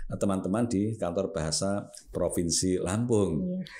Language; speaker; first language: Indonesian; non-native, local second language; Javanese